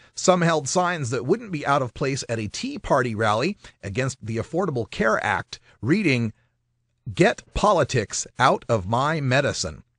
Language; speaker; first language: English; native; English